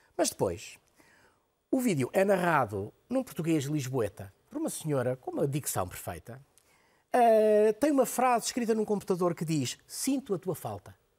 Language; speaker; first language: Portuguese; native; Portuguese